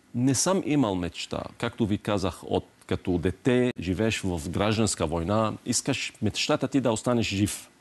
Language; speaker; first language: Bulgarian; non-native, fluent; Arabic